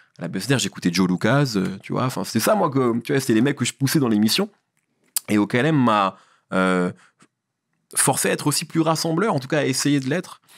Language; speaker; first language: French; early bilingual, other home language; Arabic